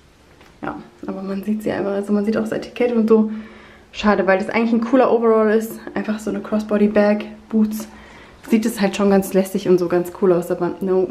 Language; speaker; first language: German; native; German